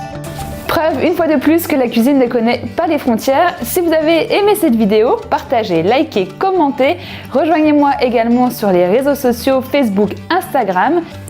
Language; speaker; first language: French; native; French